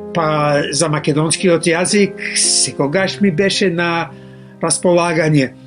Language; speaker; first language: Macedonian; non-native, fluent; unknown